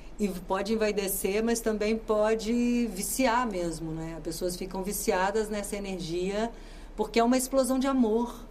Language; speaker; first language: Portuguese; native; Portuguese